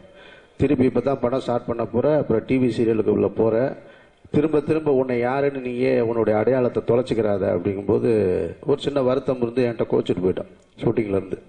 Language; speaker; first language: Tamil; native; Tamil